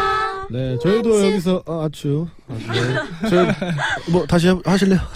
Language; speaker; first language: Korean; native; Korean